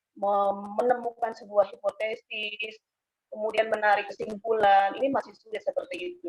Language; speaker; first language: Indonesian; native; Indonesian